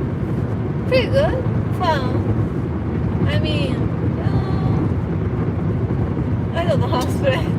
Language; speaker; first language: English; non-native, learner; Japanese